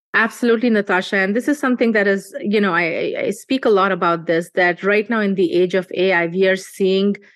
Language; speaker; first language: English; non-native, local second language; Hindi